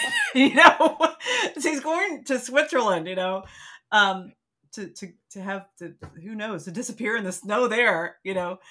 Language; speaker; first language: English; native; English